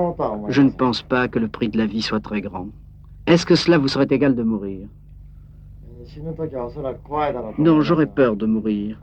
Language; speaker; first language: French; native; French